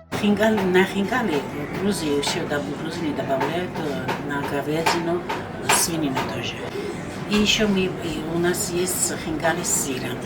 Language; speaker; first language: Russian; non-native, learner; Georgian